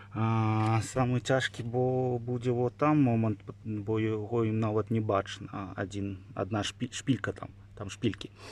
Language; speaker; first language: Belarusian; native; Belarusian